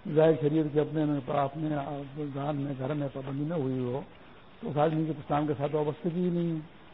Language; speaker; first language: Urdu; non-native, local second language; Pashto